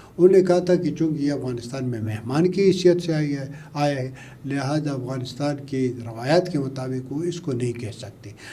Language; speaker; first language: Urdu; non-native, local second language; Pashto